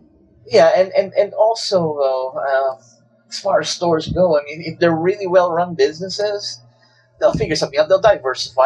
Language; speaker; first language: English; non-native, local second language; Filipino